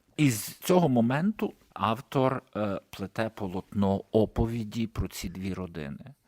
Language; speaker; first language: Ukrainian; native; Ukrainian